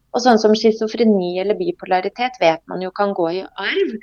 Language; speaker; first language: Norwegian; early bilingual, other home language; Polish